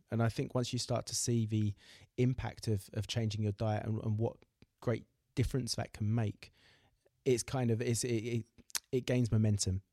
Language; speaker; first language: English; native; English